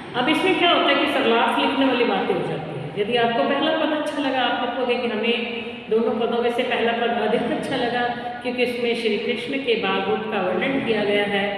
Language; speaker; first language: Hindi; native; Hindi